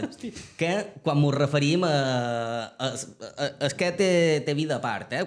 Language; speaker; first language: Catalan; native; Catalan